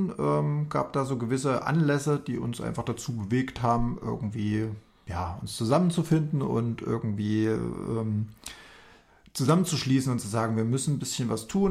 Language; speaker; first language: German; native; German